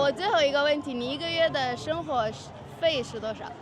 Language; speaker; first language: Chinese; non-native, fluent; Arabic